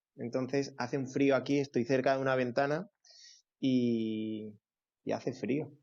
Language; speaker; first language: Spanish; native; Spanish